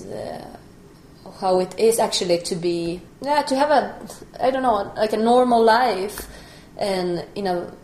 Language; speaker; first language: English; non-native, fluent; Spanish